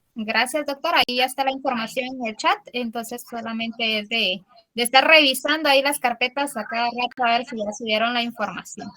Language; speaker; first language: Spanish; native; Spanish